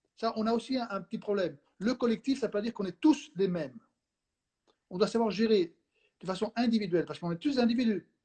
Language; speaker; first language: French; non-native, fluent; Spanish